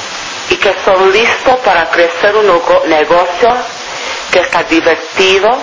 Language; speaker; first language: Spanish; non-native, fluent; English